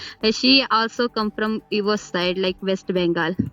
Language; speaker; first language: English; non-native, learner; Kannada